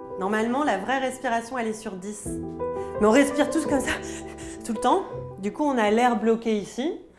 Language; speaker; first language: French; native; French